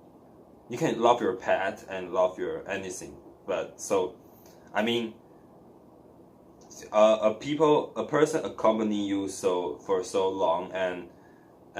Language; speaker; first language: English; non-native, learner; Chinese